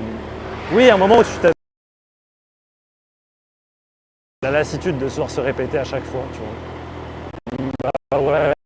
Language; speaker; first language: French; native; French